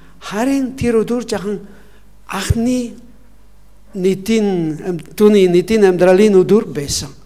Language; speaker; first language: Mongolian; non-native, learner; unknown